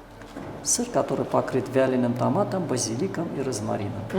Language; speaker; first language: Russian; native; Russian